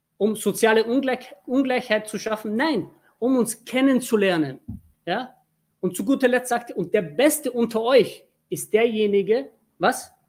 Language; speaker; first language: German; early bilingual, other home language; Turkish